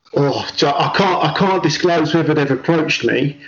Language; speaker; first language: English; native; English